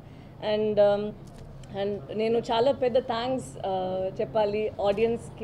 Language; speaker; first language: Telugu; non-native, fluent; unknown